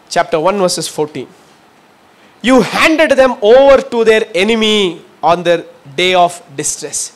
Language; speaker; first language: English; non-native, local second language; Tamil